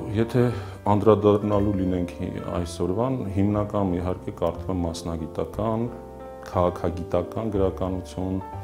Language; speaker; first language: Armenian; native; Armenian